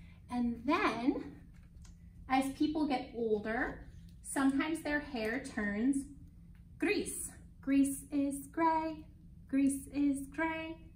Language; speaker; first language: English; native; English